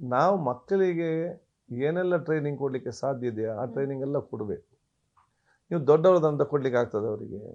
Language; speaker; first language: Kannada; non-native, local second language; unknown